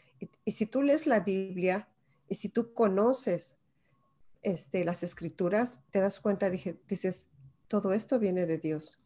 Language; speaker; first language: Spanish; native; Spanish